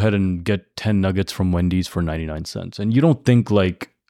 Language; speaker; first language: English; early bilingual, other home language; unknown